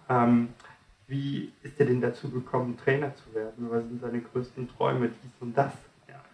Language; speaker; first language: German; non-native, fluent; French